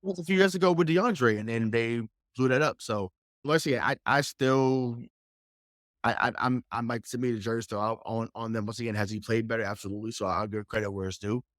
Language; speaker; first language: English; native; English